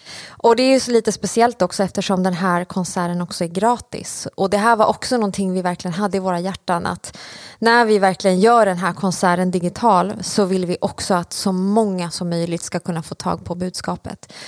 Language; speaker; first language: Swedish; native; Swedish